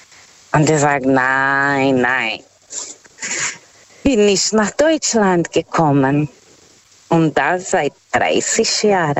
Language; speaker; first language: German; non-native, fluent; Portuguese